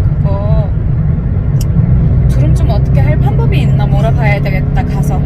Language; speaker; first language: Korean; non-native, fluent; Mongolian